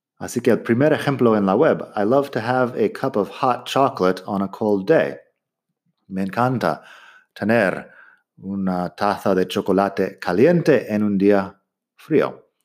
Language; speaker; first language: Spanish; non-native, fluent; English